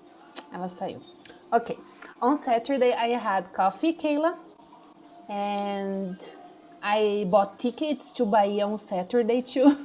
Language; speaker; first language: English; non-native, fluent; Portuguese